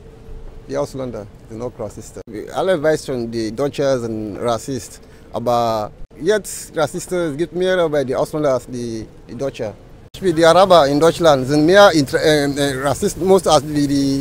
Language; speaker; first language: German; non-native, learner; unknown